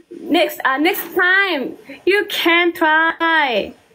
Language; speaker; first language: English; non-native, learner; Korean